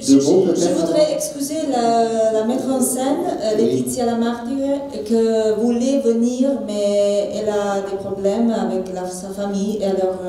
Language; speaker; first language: French; non-native, fluent; Italian